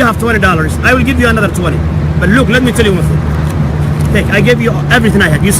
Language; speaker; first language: English; non-native, fluent; Somali